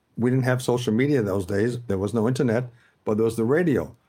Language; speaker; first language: English; native; English